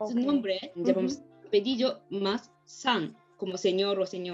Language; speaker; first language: Spanish; non-native, learner; Japanese